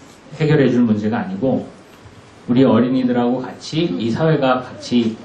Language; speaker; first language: Korean; native; Korean